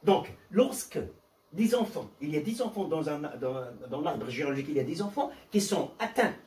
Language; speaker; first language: French; non-native, local second language; Arabic